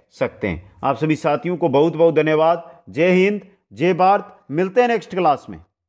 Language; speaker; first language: Hindi; native; Hindi